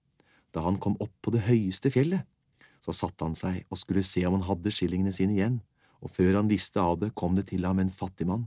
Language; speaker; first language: Norwegian; native; Norwegian